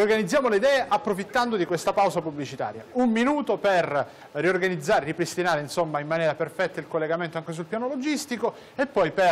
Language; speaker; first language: Italian; native; Italian